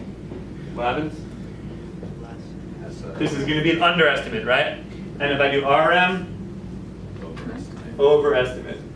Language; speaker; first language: English; native; English